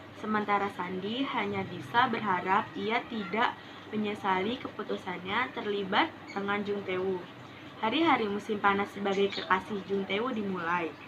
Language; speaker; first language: Indonesian; native; Indonesian